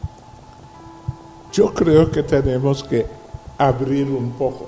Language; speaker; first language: Spanish; non-native, fluent; English